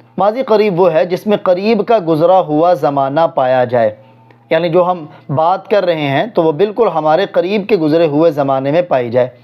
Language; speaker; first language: Urdu; non-native, local second language; Punjabi